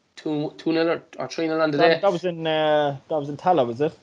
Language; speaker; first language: English; native; English